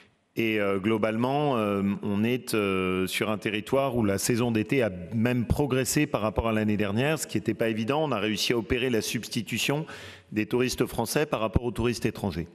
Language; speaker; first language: French; native; French